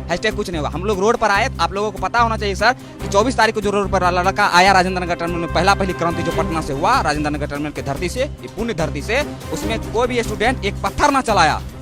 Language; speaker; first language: Hindi; native; Hindi